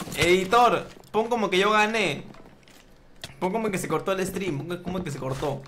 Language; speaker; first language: Spanish; native; Spanish